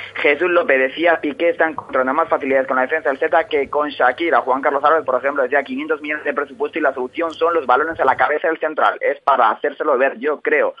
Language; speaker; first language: Spanish; native; Spanish